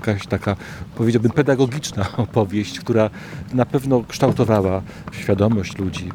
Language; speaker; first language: Polish; native; Polish